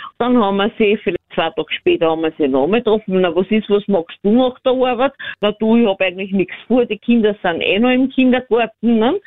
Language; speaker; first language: German; native; German